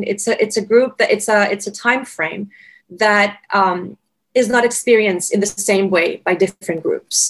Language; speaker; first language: English; non-native, fluent; Spanish